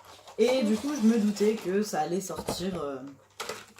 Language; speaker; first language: French; native; French